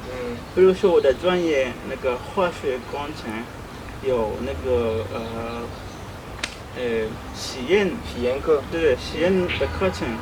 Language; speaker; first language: Chinese; non-native, learner; Swahili